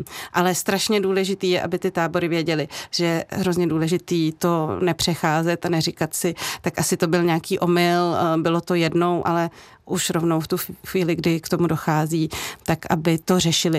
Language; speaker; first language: Czech; native; Czech